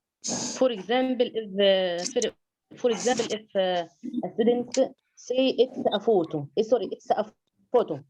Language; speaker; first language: English; non-native, learner; Arabic